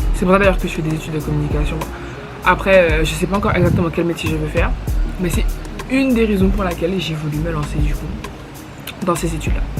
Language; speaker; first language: French; native; French